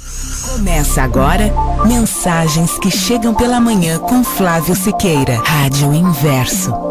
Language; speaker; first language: Portuguese; native; Portuguese